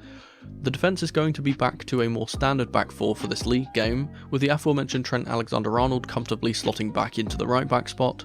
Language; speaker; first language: English; native; English